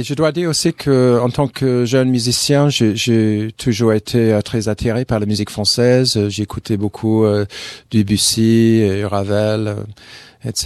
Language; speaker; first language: French; non-native, fluent; English